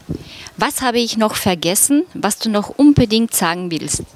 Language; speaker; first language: German; native; German